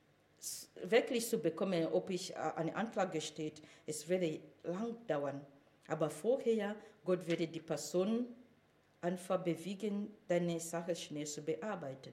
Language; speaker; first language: German; non-native, fluent; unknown